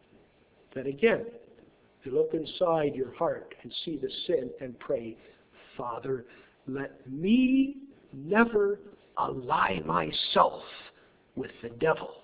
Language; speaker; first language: English; native; English